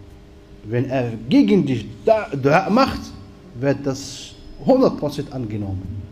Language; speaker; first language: German; non-native, fluent; Arabic